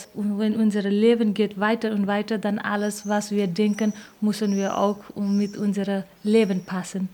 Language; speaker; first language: German; non-native, learner; Nepali